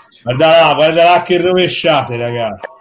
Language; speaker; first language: Italian; native; Italian